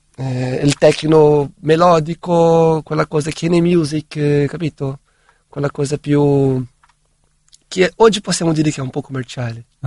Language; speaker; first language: Italian; non-native, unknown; Portuguese